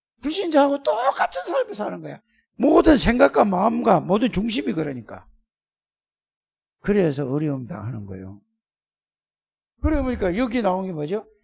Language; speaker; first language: Korean; native; Korean